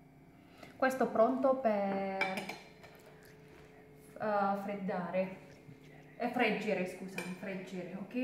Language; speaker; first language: Italian; non-native, learner; Indonesian